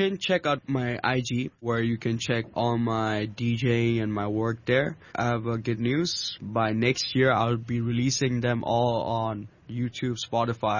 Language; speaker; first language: English; non-native, local second language; Bangla